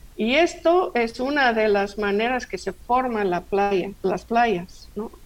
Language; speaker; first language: Spanish; non-native, fluent; English